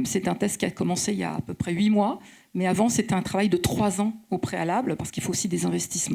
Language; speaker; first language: French; native; French